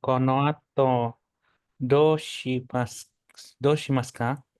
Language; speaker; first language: Japanese; non-native, learner; Indonesian